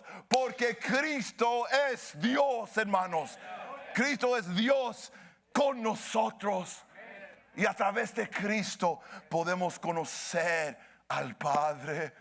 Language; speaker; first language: Spanish; early bilingual, heritage; Spanish